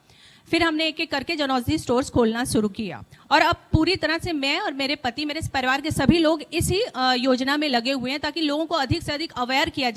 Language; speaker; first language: Hindi; native; Hindi